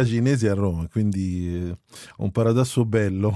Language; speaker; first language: Italian; non-native, fluent; Arabic